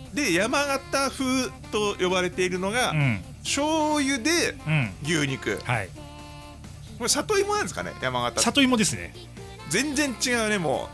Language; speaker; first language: Japanese; native; Japanese